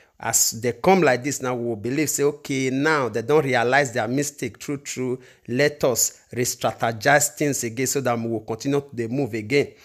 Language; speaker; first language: Nigerian Pidgin; non-native, local second language; Igbo